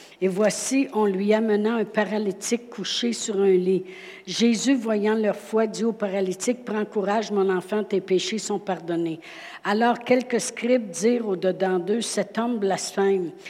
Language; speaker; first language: French; native; French